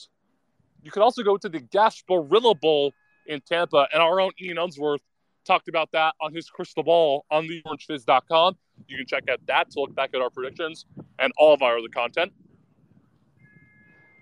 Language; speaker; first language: English; native; English